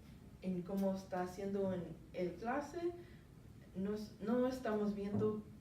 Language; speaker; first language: Spanish; non-native, learner; English